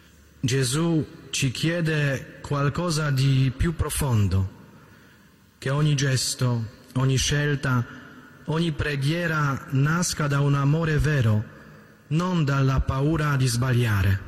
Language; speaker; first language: Italian; native; Italian